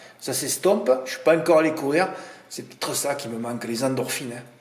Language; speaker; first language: French; native; French